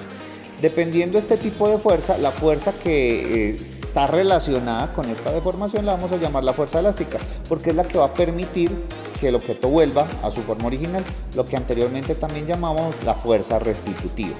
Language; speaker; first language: Spanish; native; Spanish